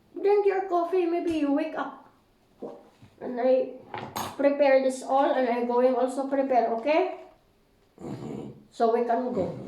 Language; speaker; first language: English; non-native, learner; Filipino